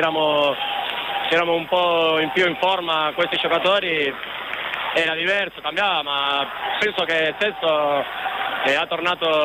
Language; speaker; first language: Italian; non-native, fluent; Spanish